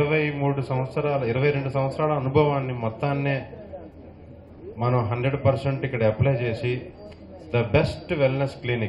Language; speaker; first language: Telugu; native; Telugu